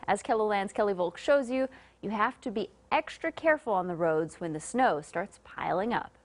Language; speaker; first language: English; native; English